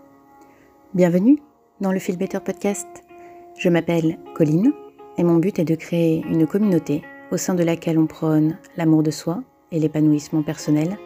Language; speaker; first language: French; native; French